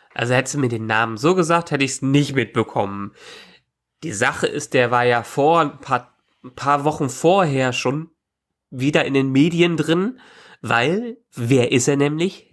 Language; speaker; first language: German; native; German